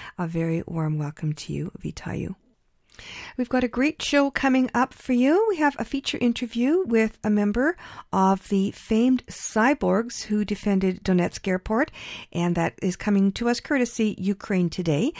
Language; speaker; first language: English; early bilingual, other home language; Ukrainian